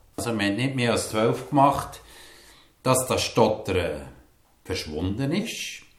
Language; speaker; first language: German; native; German